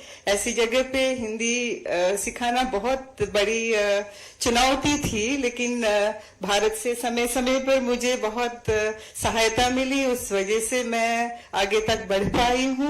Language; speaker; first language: Hindi; non-native, fluent; Sinhala